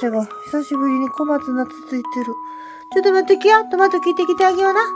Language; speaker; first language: Japanese; native; Japanese